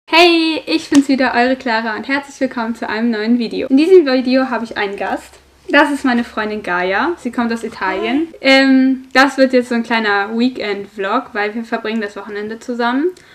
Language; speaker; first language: German; native; German